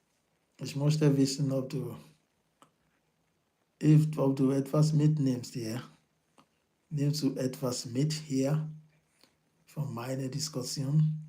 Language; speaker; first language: German; non-native, learner; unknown